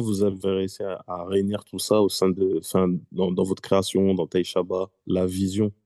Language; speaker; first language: French; native; French